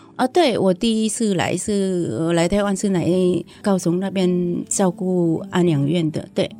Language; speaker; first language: Chinese; non-native, learner; Vietnamese